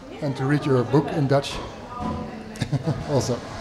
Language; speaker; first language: English; non-native, fluent; Dutch